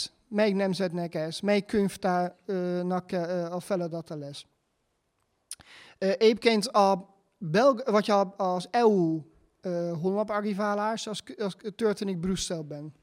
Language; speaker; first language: Hungarian; non-native, fluent; Dutch